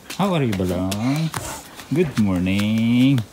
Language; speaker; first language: English; non-native, local second language; Filipino